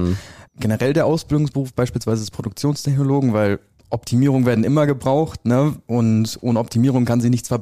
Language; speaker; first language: German; native; German